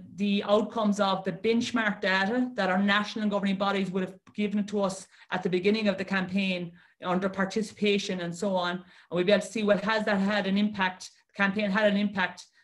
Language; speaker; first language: English; native; English